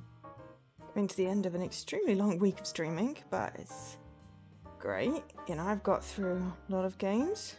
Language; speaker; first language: English; native; English